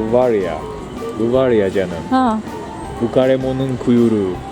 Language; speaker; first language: Turkish; non-native, fluent; Japanese